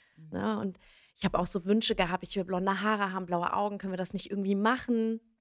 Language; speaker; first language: German; early bilingual, other home language; Persian